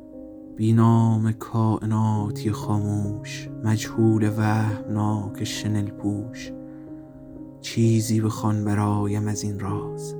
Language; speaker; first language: Persian; native; Persian